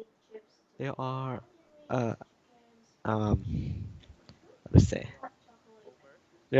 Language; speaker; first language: English; non-native, learner; Chinese